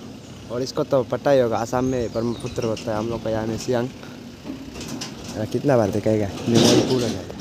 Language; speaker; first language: Hindi; non-native, local second language; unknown